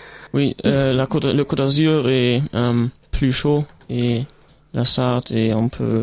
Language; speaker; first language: French; non-native, learner; German